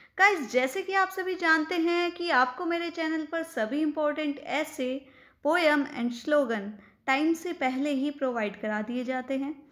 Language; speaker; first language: Hindi; native; Hindi